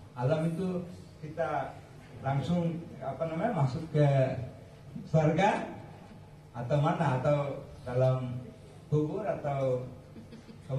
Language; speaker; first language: Indonesian; non-native, fluent; Bangla